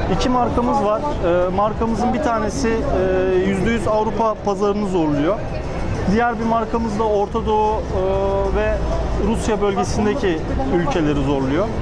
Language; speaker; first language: Turkish; early bilingual, heritage; Turkish